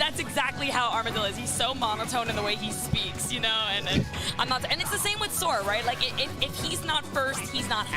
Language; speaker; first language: English; native; English